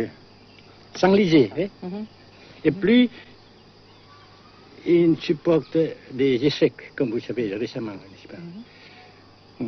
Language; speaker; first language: French; non-native, local second language; Vietnamese